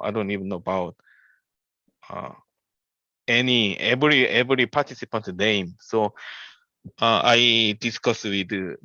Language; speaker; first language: English; non-native, learner; Korean